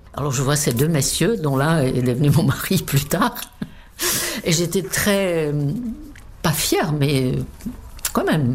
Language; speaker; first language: French; non-native, fluent; Czech